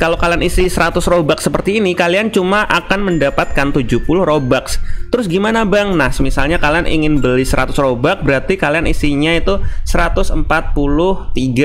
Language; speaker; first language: Indonesian; native; Indonesian